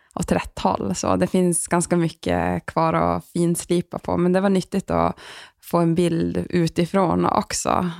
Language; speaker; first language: Swedish; native; Swedish